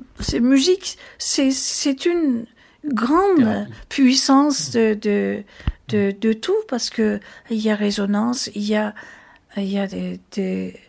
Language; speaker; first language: French; non-native, fluent; Turkish